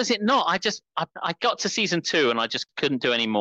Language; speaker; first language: English; native; English